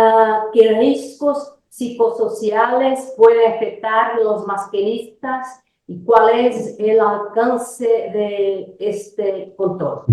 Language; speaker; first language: Spanish; non-native, learner; Portuguese